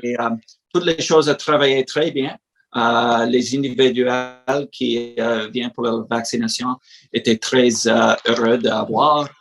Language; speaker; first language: French; non-native, learner; English